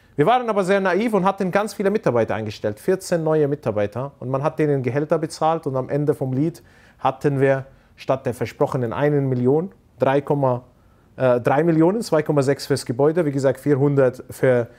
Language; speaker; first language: German; non-native, fluent; Arabic